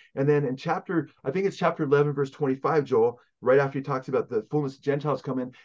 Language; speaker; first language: English; native; English